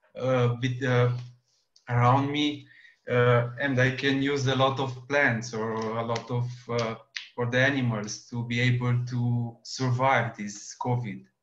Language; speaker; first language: English; non-native, learner; Romanian